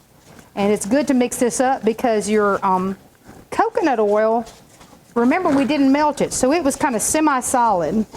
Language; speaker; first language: English; native; English